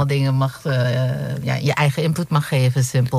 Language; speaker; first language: Dutch; native; Dutch